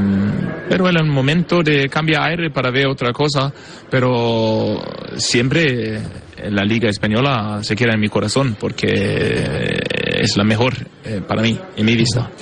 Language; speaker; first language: Spanish; non-native, fluent; Portuguese